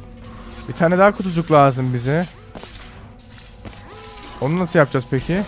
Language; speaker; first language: Turkish; early bilingual, heritage; Turkish